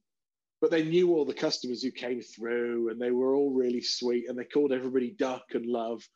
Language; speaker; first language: English; native; English